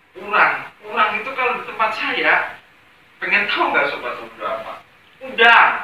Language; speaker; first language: Indonesian; non-native, local second language; Javanese